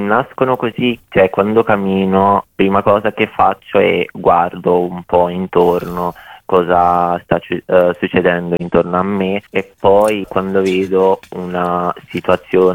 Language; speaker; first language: Italian; early bilingual, other home language; Bosnian